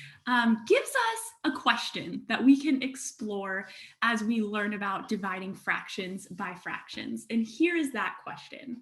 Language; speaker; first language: English; native; English